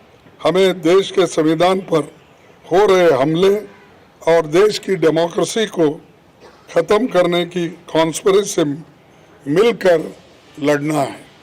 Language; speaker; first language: Hindi; non-native, local second language; Kannada